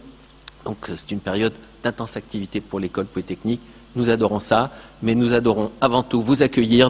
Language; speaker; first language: French; native; French